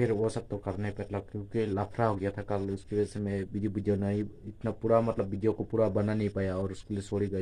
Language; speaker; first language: Hindi; non-native, local second language; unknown